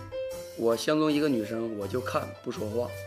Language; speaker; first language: Chinese; native; Chinese